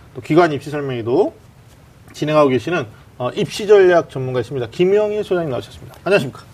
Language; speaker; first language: Korean; native; Korean